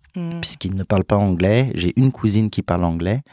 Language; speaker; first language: French; native; French